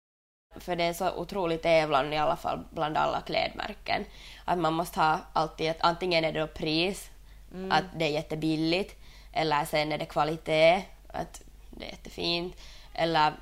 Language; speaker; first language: Swedish; non-native, local second language; Finnish